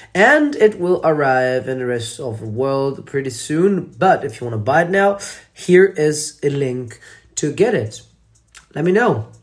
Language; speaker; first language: English; non-native, fluent; Italian